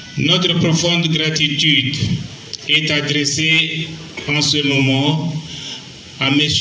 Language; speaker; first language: French; non-native, local second language; Luba-Lulua